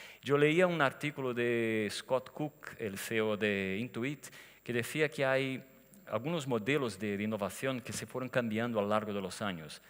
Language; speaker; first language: Spanish; non-native, fluent; Portuguese